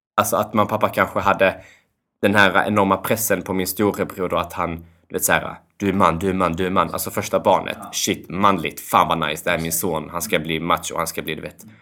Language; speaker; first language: Swedish; early bilingual, other home language; Albanian